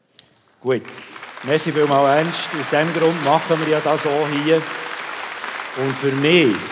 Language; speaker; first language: German; native; German